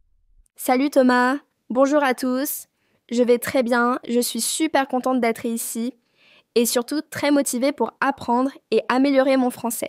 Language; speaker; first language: French; non-native, fluent; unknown